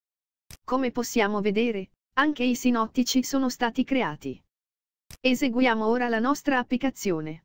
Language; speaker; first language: Italian; native; Italian